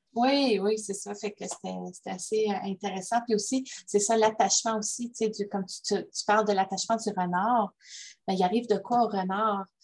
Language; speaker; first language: French; native; French